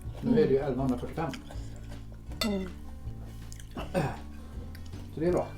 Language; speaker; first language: Swedish; native; Swedish